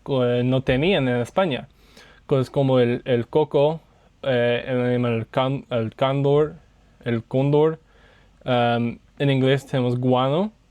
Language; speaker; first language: Spanish; non-native, learner; English